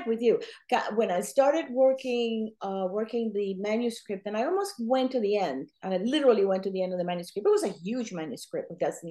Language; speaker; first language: English; non-native, fluent; Spanish